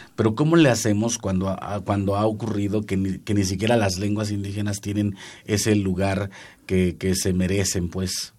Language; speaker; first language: Spanish; non-native, local second language; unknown